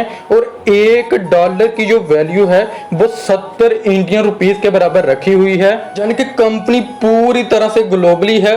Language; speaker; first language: Hindi; native; Hindi